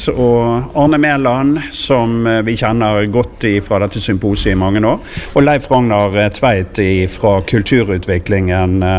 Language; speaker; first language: Norwegian; native; Norwegian